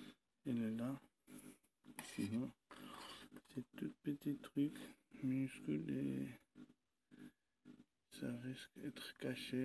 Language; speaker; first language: French; non-native, learner; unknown